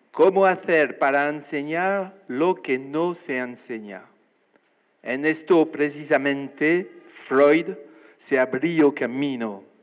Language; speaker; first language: Spanish; non-native, fluent; French